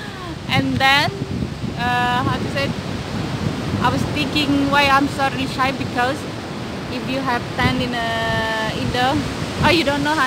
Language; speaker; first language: English; non-native, learner; Indonesian